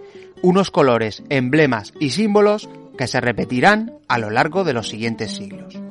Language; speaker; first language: Spanish; native; Spanish